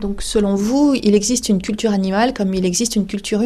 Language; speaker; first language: French; native; French